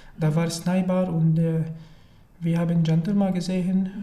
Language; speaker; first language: German; non-native, learner; Arabic